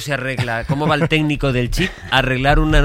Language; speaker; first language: Spanish; native; Spanish